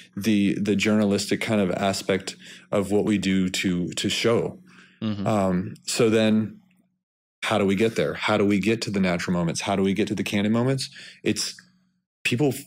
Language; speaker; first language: English; native; English